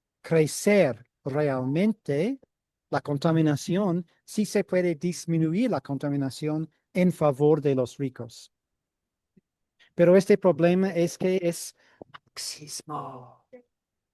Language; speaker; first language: Spanish; non-native, fluent; English